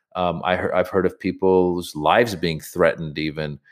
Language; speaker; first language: English; native; English